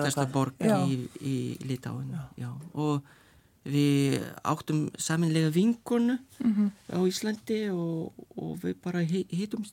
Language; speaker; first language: Icelandic; non-native, fluent; Lithuanian